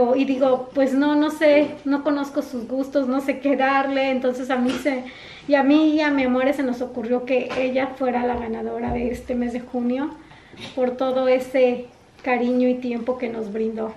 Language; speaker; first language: Spanish; native; Spanish